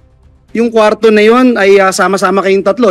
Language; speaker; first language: Filipino; native; Filipino